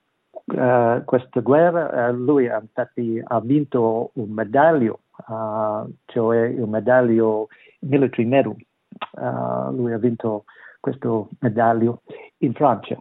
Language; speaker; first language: Italian; non-native, learner; English